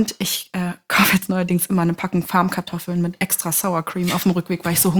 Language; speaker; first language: German; native; German